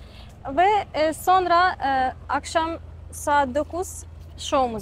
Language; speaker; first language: Turkish; non-native, learner; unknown